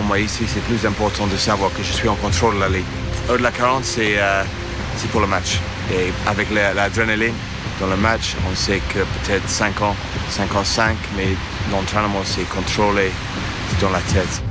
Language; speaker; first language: French; non-native, fluent; English